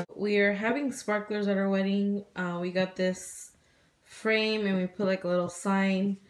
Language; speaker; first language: English; early bilingual, other home language; Spanish